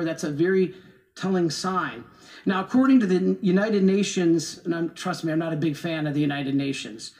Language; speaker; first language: English; native; English